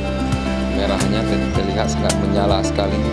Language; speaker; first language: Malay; non-native, local second language; Achinese